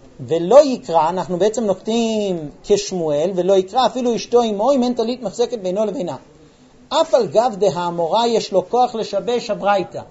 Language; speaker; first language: Hebrew; non-native, fluent; English